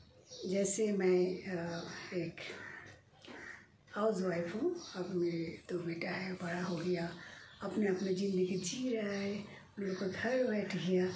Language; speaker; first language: Hindi; non-native, local second language; Bangla